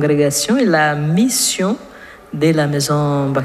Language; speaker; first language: French; non-native, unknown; Portuguese